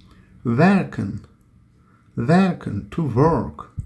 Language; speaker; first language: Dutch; non-native, learner; Turkish